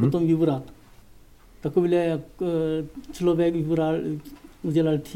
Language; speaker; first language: Czech; non-native, learner; Korean